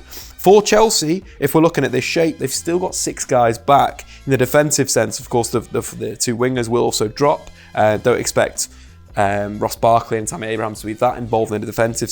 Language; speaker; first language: English; native; English